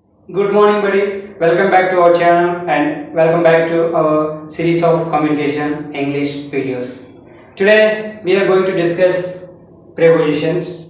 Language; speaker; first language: English; non-native, local second language; Telugu